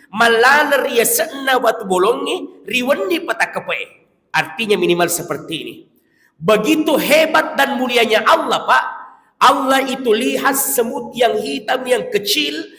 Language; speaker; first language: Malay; non-native, local second language; Buginese